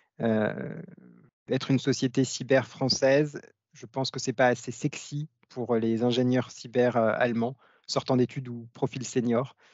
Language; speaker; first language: French; native; French